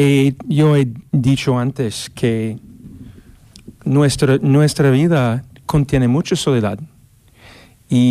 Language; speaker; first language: Spanish; non-native, learner; English